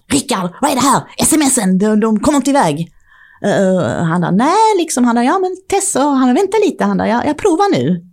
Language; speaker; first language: Swedish; early bilingual, other home language; Czech